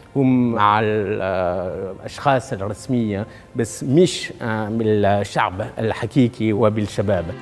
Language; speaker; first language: Arabic; non-native, fluent; French